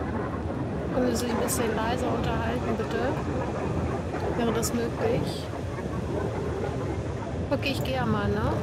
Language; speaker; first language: German; native; German